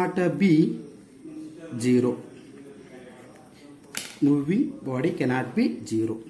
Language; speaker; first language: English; non-native, local second language; Kannada